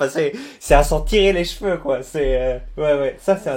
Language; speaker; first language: French; native; French